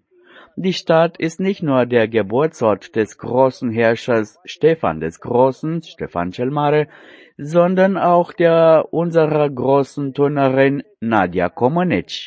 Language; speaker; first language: German; non-native, fluent; Romanian